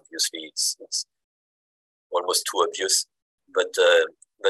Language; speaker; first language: English; non-native, fluent; French